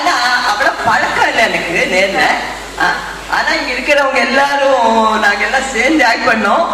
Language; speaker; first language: Tamil; non-native, local second language; Telugu